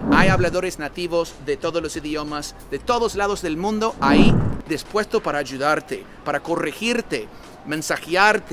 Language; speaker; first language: Spanish; non-native, fluent; English